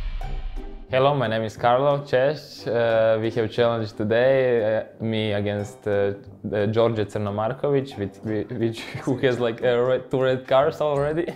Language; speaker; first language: English; non-native, learner; Croatian